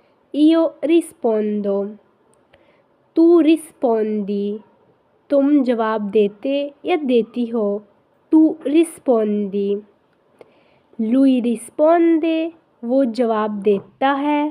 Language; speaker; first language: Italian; non-native, fluent; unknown